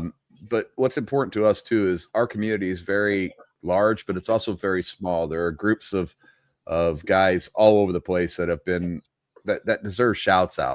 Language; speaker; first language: English; native; English